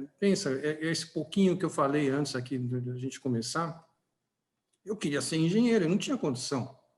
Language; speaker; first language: Portuguese; native; Portuguese